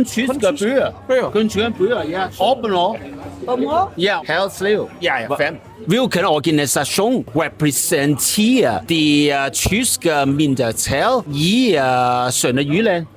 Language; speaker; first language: Danish; non-native, learner; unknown